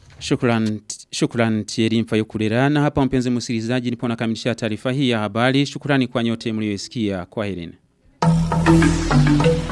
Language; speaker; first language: Swahili; non-native, local second language; Rundi